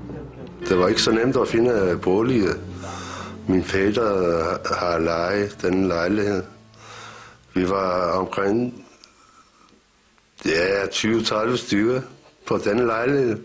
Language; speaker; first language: Danish; non-native, fluent; Turkish